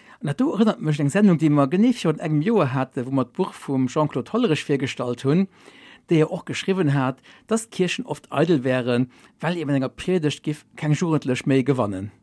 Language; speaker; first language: Luxembourgish; native; Luxembourgish